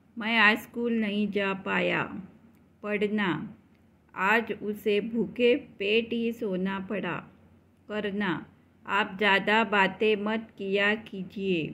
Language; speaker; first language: Hindi; non-native, local second language; Marathi